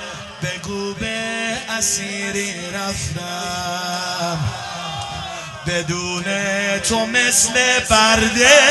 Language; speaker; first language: Persian; native; Persian